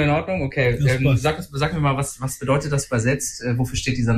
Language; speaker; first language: German; native; German